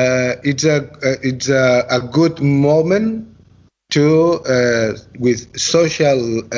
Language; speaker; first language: English; non-native, learner; Catalan